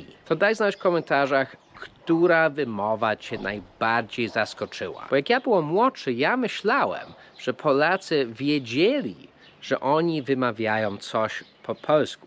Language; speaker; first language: Polish; non-native, fluent; English